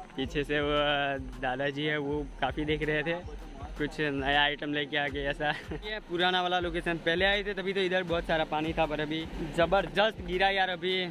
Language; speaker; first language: Hindi; non-native, local second language; Gujarati